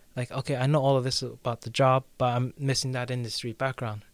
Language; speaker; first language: English; native; English